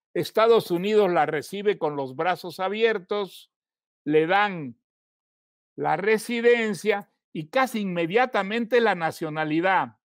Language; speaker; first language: Spanish; native; Spanish